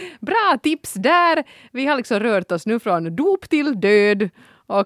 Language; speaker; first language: Swedish; native; Swedish